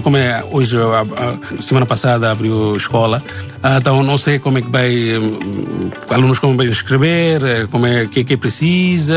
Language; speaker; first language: Portuguese; non-native, learner; Bangla